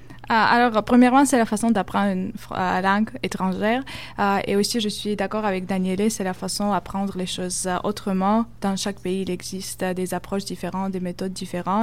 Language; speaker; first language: French; non-native, fluent; Georgian